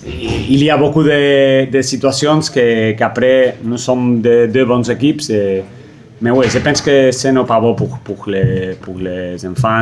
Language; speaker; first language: French; non-native, fluent; Spanish